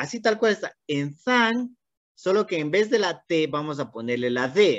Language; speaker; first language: Spanish; native; Spanish